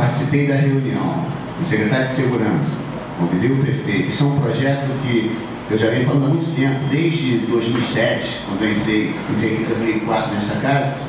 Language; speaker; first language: Portuguese; native; Portuguese